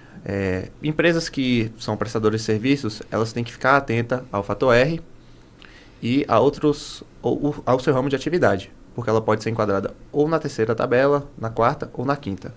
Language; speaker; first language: Portuguese; native; Portuguese